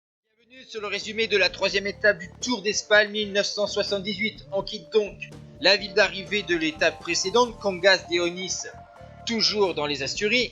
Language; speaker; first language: French; native; French